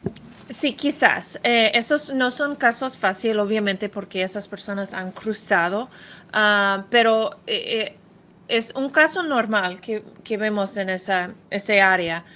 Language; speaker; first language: Spanish; non-native, fluent; English